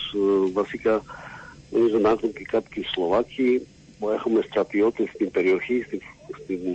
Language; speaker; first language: Greek; non-native, learner; Slovak